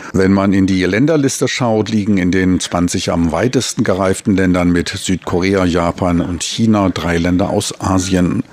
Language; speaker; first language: German; native; German